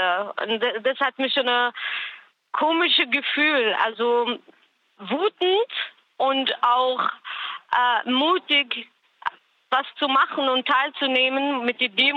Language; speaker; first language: German; non-native, learner; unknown